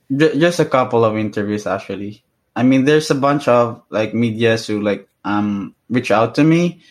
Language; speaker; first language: English; non-native, local second language; Hiligaynon